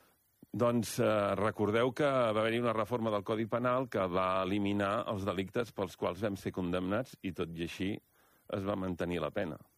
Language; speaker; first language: Catalan; native; Catalan